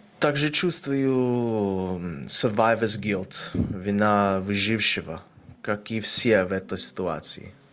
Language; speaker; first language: Russian; non-native, fluent; English